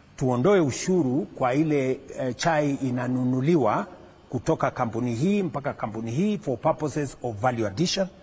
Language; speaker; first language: Swahili; non-native, local second language; Kalenjin